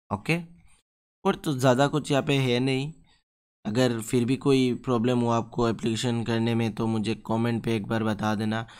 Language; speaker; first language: Hindi; non-native, local second language; Bangla